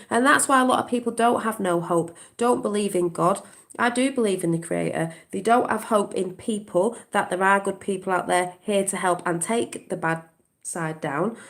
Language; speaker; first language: English; native; English